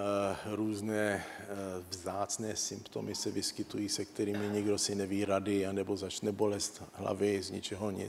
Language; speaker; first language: Czech; early bilingual, heritage; Czech